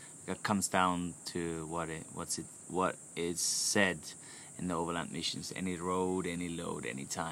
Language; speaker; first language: English; non-native, fluent; Finnish